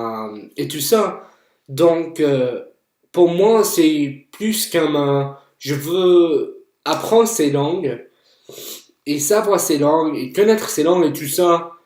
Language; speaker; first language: French; non-native, fluent; English